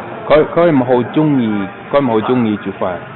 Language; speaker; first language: Cantonese; non-native, learner; English